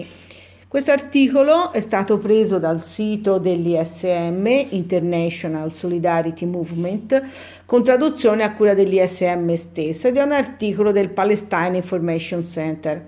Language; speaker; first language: Italian; native; Italian